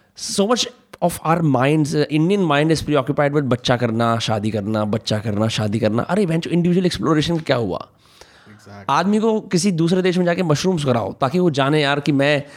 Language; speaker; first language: Hindi; native; Hindi